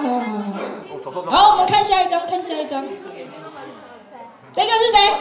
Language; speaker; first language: Chinese; native; Chinese